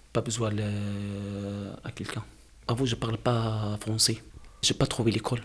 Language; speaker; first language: French; non-native, learner; Arabic